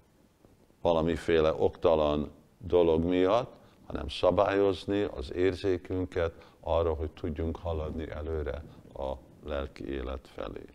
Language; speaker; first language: Hungarian; early bilingual, heritage; Hungarian